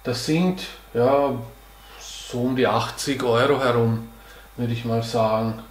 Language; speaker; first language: German; native; German